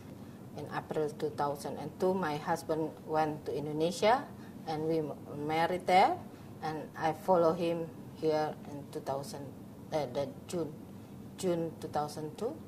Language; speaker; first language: English; non-native, learner; Indonesian